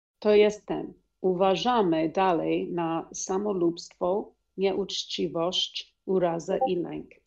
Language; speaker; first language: Polish; non-native, learner; English